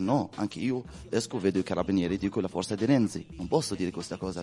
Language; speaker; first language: Italian; non-native, fluent; Arabic